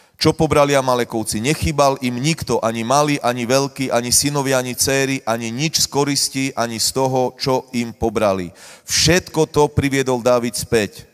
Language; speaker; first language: Slovak; native; Slovak